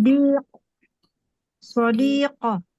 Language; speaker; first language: Arabic; non-native, learner; Indonesian